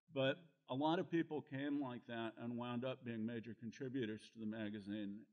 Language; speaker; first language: English; native; English